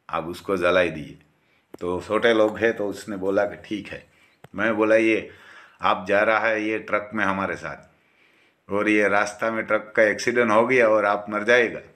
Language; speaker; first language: Hindi; non-native, local second language; Gujarati